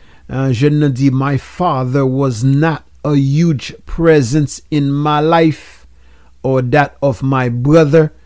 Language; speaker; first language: English; non-native, fluent; Haitian Creole